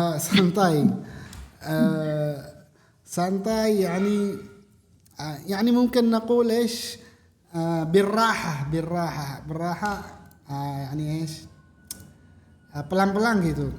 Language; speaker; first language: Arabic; non-native, fluent; Indonesian